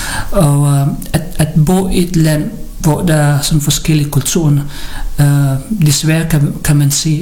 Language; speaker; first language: Danish; non-native, learner; Filipino